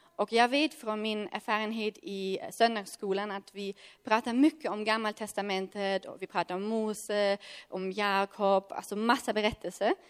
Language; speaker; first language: Swedish; non-native, fluent; German